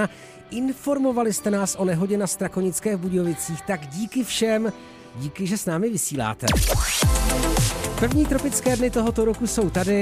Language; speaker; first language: Czech; native; Czech